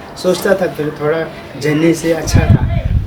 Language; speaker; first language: Hindi; non-native, local second language; Ladakhi